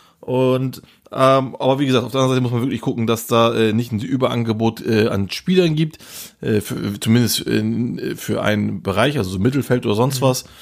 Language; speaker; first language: German; early bilingual, other home language; Turkish